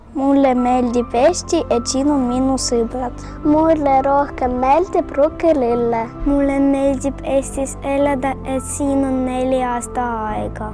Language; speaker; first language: Estonian; non-native, local second language; Russian